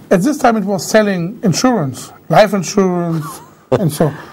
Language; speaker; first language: English; non-native, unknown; German